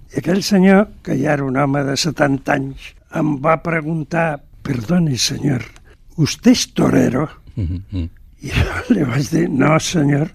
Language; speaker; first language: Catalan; native; Catalan